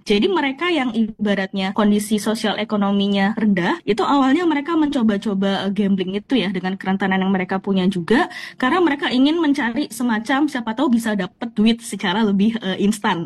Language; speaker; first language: Indonesian; native; Indonesian